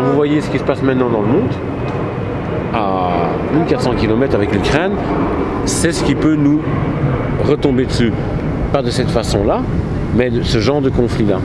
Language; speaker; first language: French; native; French